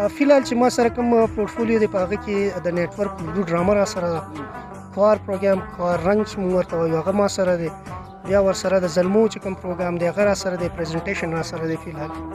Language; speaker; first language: Pashto; non-native, local second language; Khowar